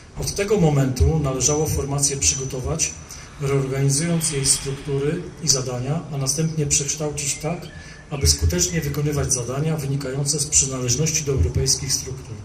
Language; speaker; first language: Polish; native; Polish